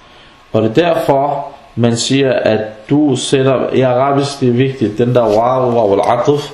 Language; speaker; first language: Danish; non-native, fluent; Arabic